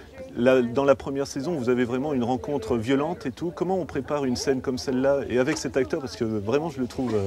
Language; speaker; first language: French; native; French